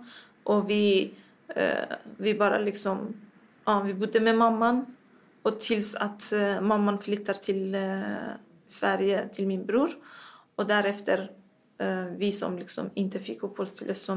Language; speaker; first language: Swedish; non-native, fluent; Persian